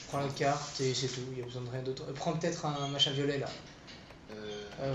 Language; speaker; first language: French; native; French